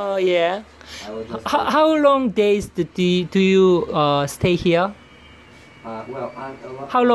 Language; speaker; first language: English; non-native, learner; Korean